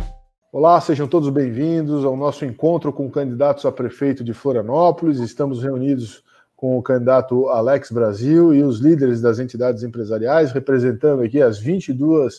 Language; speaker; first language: Portuguese; native; Portuguese